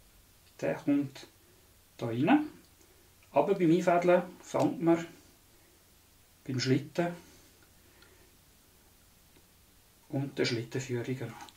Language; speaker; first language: German; non-native, local second language; Swiss German